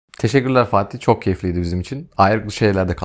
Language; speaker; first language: Turkish; native; Turkish